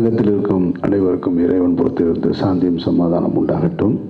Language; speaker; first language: Tamil; native; Tamil